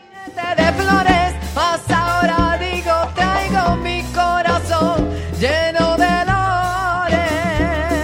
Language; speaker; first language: Spanish; native; Spanish